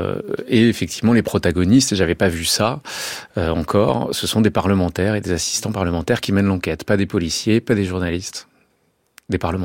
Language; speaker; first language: French; native; French